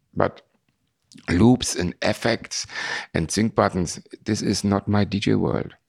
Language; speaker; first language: English; non-native, fluent; German